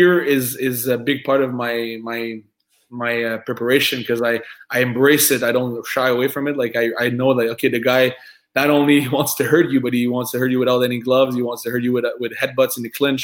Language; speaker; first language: English; non-native, fluent; French